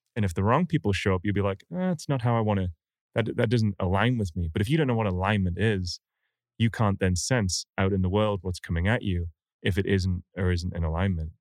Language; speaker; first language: English; native; English